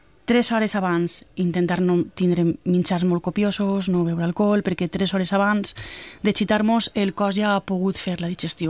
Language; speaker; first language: Catalan; native; Catalan